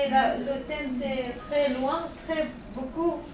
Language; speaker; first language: French; non-native, learner; Arabic